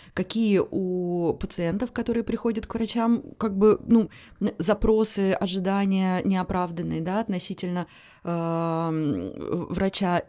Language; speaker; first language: Russian; native; Russian